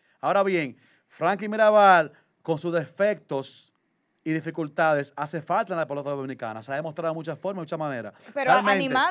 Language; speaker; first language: Spanish; native; Spanish